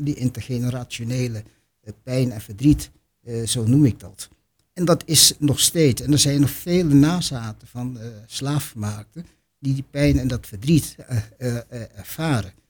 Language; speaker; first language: Dutch; native; Dutch